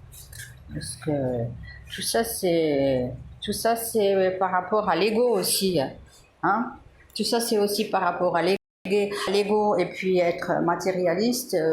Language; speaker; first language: French; native; French